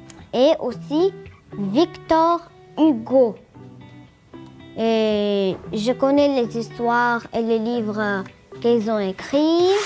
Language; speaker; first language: French; non-native, learner; Greek